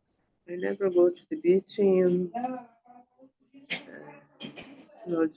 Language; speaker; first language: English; non-native, learner; Portuguese